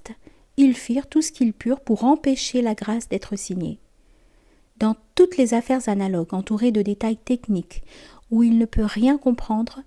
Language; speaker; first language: French; native; French